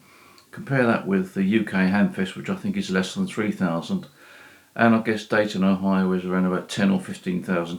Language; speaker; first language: English; native; English